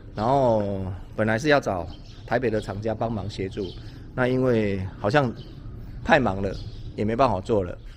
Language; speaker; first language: Chinese; native; Chinese